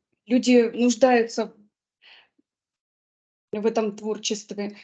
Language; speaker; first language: Russian; native; Russian